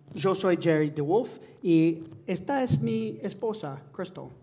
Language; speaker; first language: Spanish; non-native, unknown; English